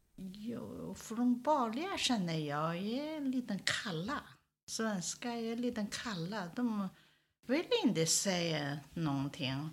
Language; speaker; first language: Swedish; non-native, learner; Chinese